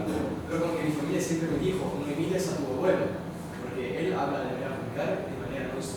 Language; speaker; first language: Spanish; non-native, fluent; Italian